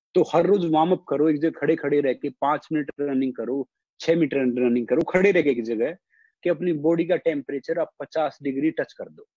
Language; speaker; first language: Hindi; native; Hindi